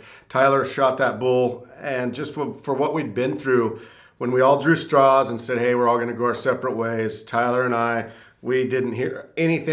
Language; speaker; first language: English; native; English